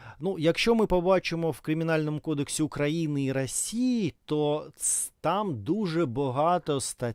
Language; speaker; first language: Ukrainian; non-native, fluent; Russian